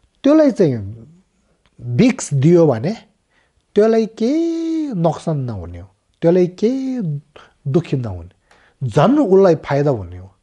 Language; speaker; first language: Nepali; non-native, local second language; Tibetan